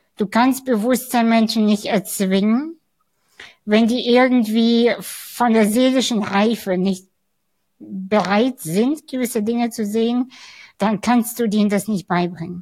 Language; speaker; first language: German; early bilingual, other home language; Russian